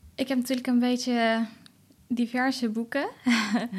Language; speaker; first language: Dutch; early bilingual, other home language; Arabic